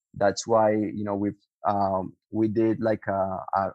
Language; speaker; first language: English; non-native, fluent; Spanish